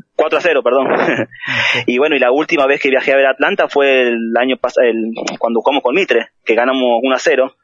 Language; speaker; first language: Spanish; native; Spanish